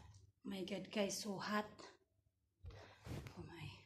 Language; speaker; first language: English; non-native, learner; Filipino